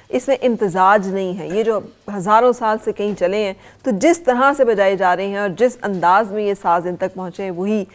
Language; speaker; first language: Urdu; native; Urdu